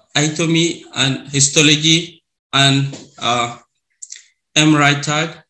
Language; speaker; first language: English; non-native, learner; Arabic